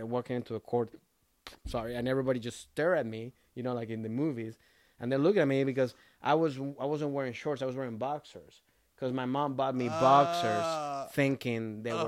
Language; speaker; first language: English; early bilingual, other home language; Spanish